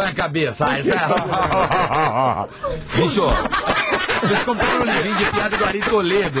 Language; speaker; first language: Portuguese; native; Portuguese